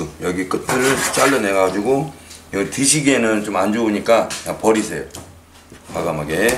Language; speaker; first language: Korean; native; Korean